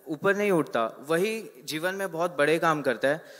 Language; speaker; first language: Hindi; native; Hindi